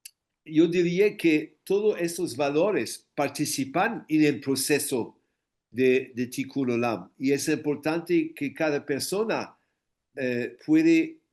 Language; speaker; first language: Spanish; non-native, fluent; English